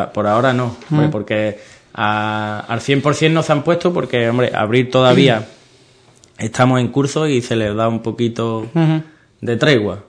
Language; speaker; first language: Spanish; native; Spanish